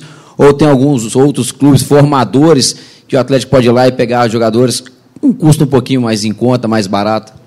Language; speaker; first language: Portuguese; native; Portuguese